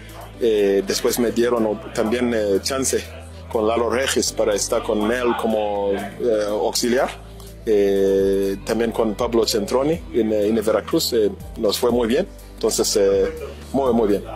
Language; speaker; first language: Spanish; non-native, fluent; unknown